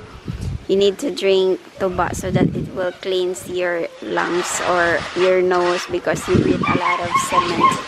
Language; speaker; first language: English; non-native, local second language; Cebuano